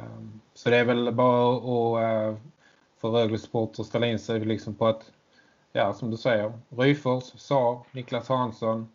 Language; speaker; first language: Swedish; native; Swedish